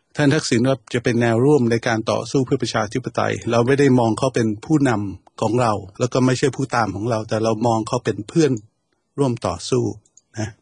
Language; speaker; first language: Thai; native; Thai